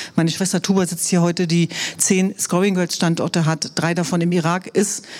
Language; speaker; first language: German; non-native, local second language; Kurdish